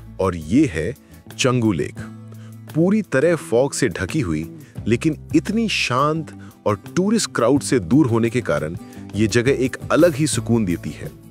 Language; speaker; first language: Hindi; non-native, fluent; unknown